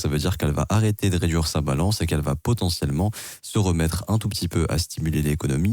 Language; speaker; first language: French; native; French